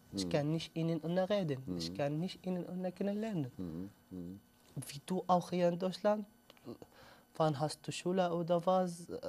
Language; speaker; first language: German; non-native, learner; Arabic